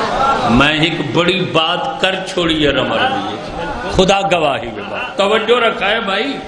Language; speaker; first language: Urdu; non-native, local second language; Punjabi